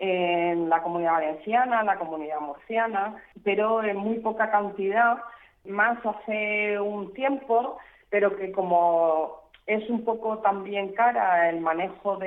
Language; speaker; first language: Spanish; native; Spanish